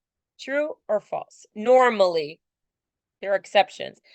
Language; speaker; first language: English; native; English